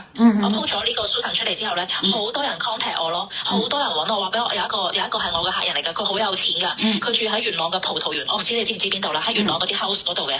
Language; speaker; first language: Cantonese; native; Cantonese